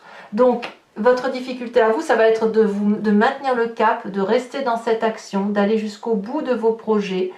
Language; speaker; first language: French; native; French